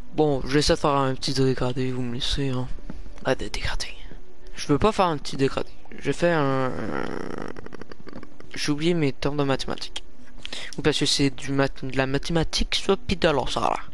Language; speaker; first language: French; native; French